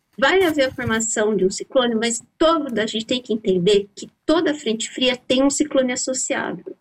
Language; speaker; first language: Portuguese; native; Portuguese